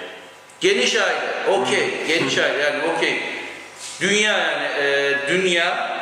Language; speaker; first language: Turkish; non-native, learner; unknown